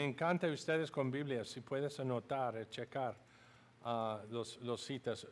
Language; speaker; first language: Spanish; non-native, learner; English